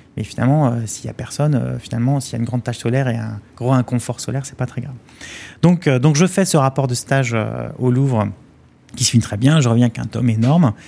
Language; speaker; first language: French; native; French